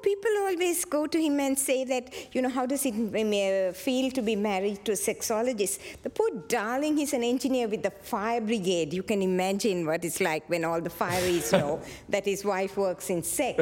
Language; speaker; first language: English; non-native, local second language; Tamil